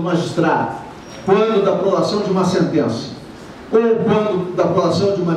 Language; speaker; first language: Portuguese; native; Portuguese